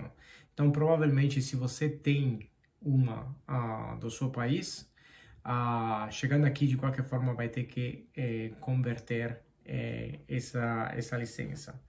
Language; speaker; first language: Portuguese; non-native, fluent; Spanish